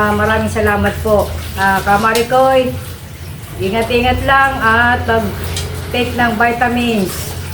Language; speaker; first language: Filipino; native; Filipino